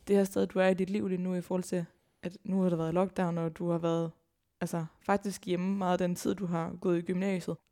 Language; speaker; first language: Danish; native; Danish